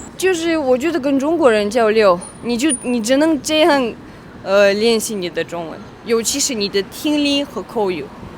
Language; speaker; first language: Chinese; non-native, fluent; Tajik